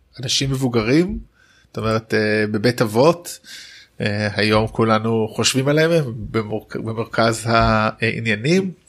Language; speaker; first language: Hebrew; native; Hebrew